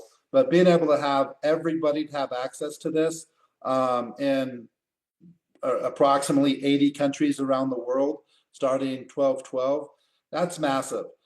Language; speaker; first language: English; native; English